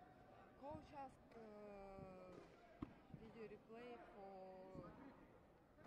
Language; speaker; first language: English; non-native, learner; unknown